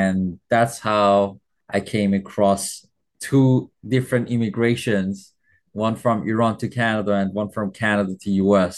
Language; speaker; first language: English; non-native, fluent; Persian